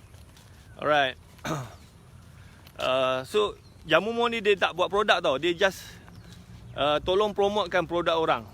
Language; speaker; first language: Malay; native; Malay